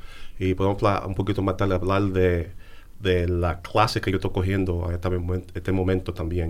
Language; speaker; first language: Spanish; early bilingual, heritage; English